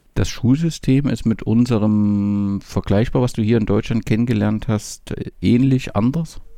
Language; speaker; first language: German; native; German